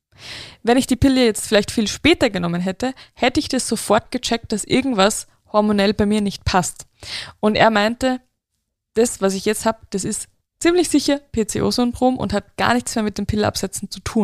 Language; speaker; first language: German; native; German